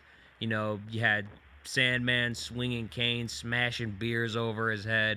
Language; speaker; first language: English; native; English